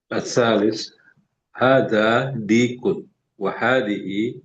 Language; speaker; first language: Arabic; non-native, learner; Indonesian